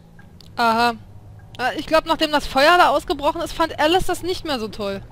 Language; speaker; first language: German; native; German